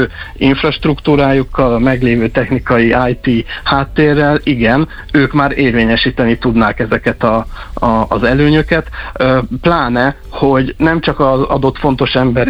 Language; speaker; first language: Hungarian; native; Hungarian